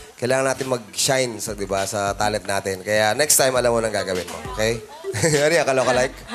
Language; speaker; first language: Filipino; native; Filipino